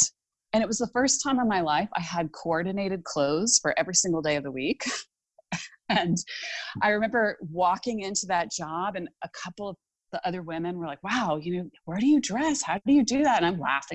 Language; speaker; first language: English; native; English